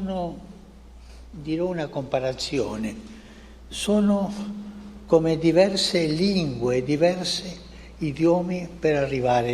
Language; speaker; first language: Italian; non-native, fluent; Spanish